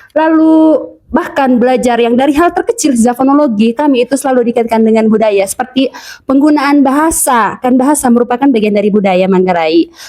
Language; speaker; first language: Indonesian; non-native, local second language; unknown